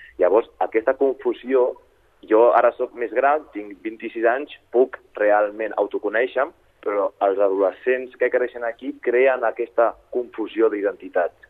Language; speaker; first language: Catalan; early bilingual, other home language; Arabic